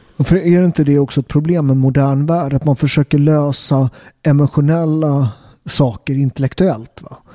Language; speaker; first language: Swedish; early bilingual, other home language; Italian